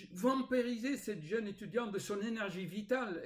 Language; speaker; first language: French; non-native, fluent; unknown